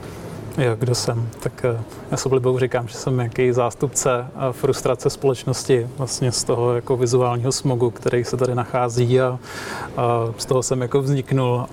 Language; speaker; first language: Czech; native; Czech